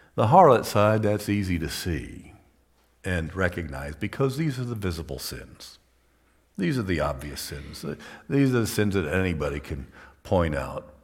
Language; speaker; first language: English; native; English